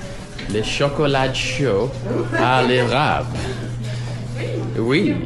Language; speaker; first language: French; non-native, learner; English